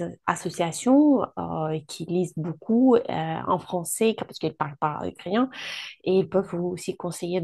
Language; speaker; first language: French; non-native, fluent; Ukrainian